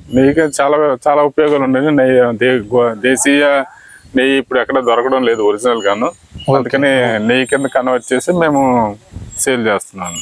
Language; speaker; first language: Telugu; native; Telugu